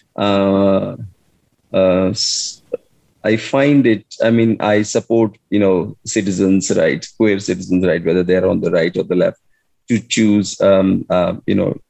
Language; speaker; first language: English; non-native, local second language; Hindi